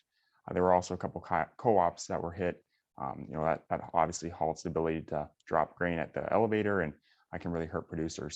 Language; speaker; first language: English; native; English